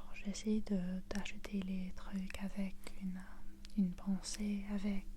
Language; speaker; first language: French; non-native, fluent; English